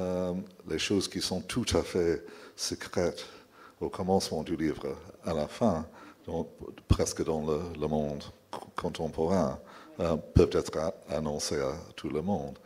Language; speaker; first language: French; non-native, fluent; English